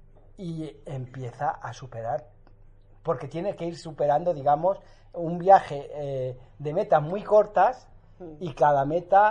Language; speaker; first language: Spanish; native; Spanish